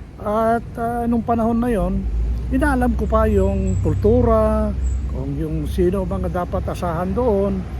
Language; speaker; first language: Filipino; native; Filipino